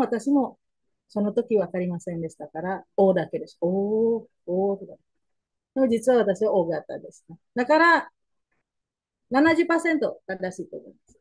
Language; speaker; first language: Japanese; non-native, learner; Indonesian